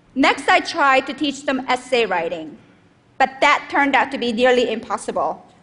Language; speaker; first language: English; non-native, fluent; Korean